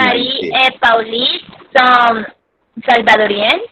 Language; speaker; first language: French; non-native, learner; Spanish